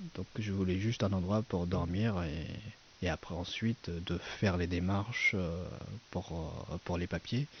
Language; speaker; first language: French; non-native, fluent; Persian